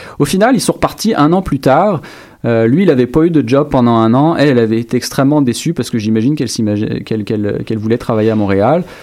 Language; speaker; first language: French; native; French